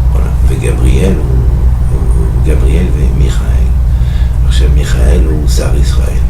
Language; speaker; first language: Hebrew; non-native, fluent; French